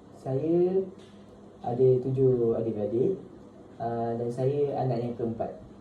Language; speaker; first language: Malay; native; Malay